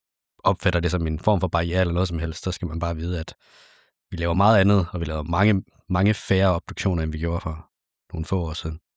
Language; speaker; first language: Danish; native; Danish